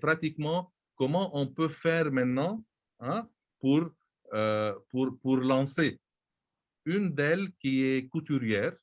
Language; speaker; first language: French; non-native, local second language; Arabic